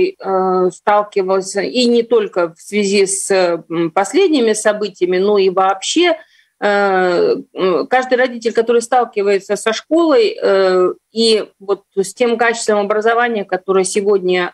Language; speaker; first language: Russian; native; Russian